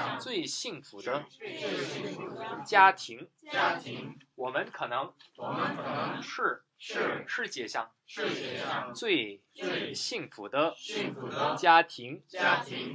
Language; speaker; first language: Chinese; non-native, fluent; Korean